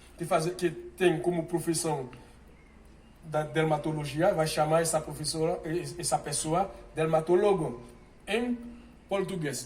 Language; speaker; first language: Portuguese; non-native, fluent; Haitian Creole